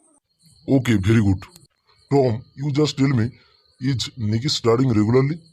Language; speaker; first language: English; non-native, local second language; Bangla